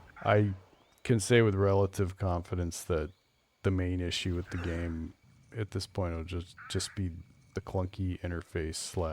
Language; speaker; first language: English; native; English